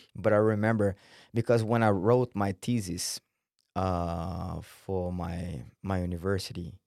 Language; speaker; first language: English; non-native, fluent; Portuguese